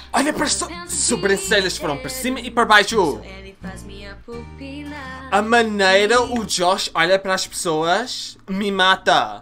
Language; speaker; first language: Portuguese; early bilingual, heritage; Portuguese